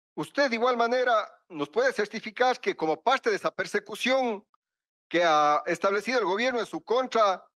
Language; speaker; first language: Spanish; native; Spanish